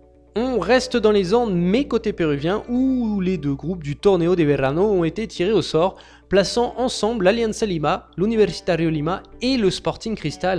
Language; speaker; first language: French; native; French